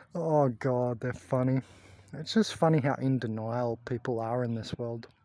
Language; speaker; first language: English; native; English